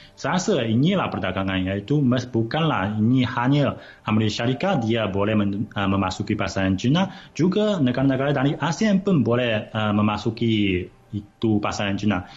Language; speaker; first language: Malay; non-native, fluent; Chinese